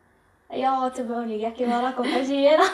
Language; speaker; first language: Arabic; native; Arabic